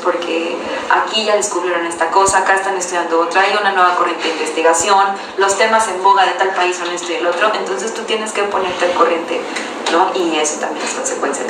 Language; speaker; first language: Spanish; native; Spanish